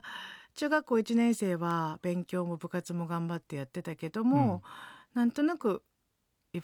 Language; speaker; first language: Japanese; native; Japanese